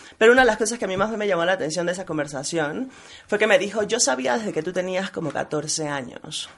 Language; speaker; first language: Spanish; native; Spanish